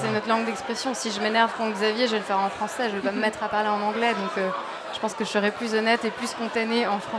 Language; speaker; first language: French; native; French